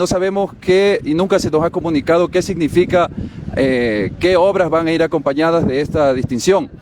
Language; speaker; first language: Spanish; native; Spanish